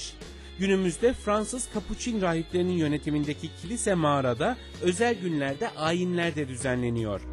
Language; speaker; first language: Turkish; native; Turkish